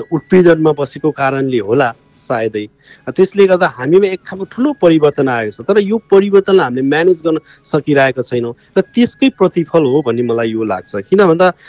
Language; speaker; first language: Nepali; non-native, local second language; Eastern Tamang